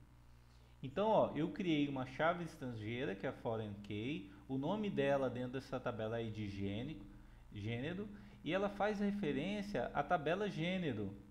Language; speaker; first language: Portuguese; native; Portuguese